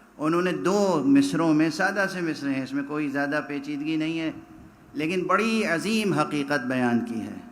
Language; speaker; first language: Urdu; native; Urdu